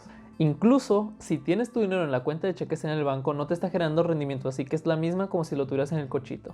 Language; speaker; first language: Spanish; native; Spanish